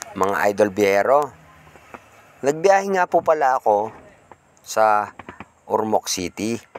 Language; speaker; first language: Filipino; non-native, local second language; Pampanga